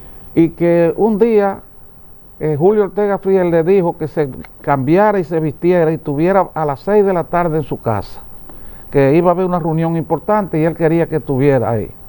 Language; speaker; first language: Spanish; native; Spanish